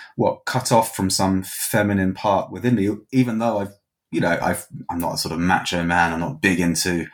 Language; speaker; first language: English; native; English